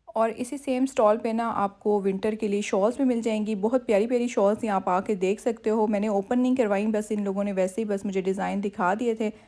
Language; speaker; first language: Urdu; native; Urdu